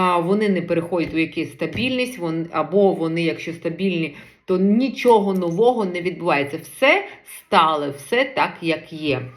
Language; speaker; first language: Ukrainian; non-native, local second language; Russian